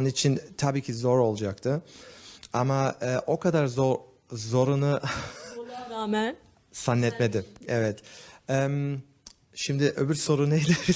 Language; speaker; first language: Turkish; early bilingual, heritage; Turkish